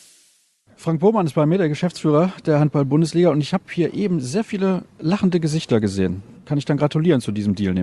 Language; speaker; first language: German; native; German